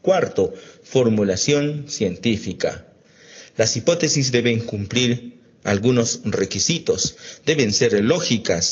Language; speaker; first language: Spanish; native; Spanish